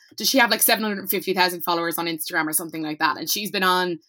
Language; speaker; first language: English; native; English